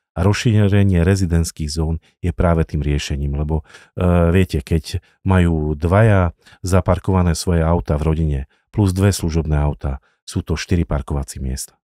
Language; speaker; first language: Slovak; native; Slovak